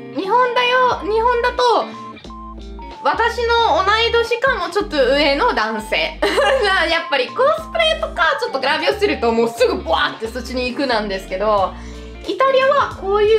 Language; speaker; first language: Japanese; non-native, fluent; Italian